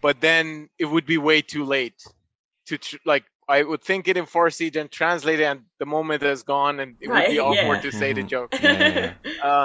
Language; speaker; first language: English; non-native, fluent; Persian